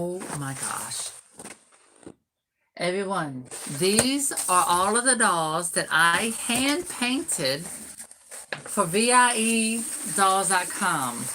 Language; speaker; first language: English; native; English